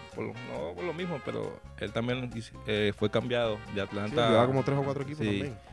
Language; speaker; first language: Spanish; native; Spanish